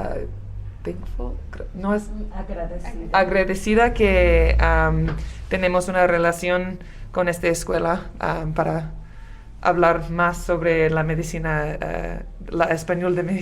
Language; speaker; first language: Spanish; non-native, learner; English